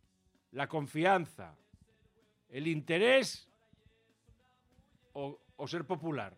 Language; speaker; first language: Spanish; native; Spanish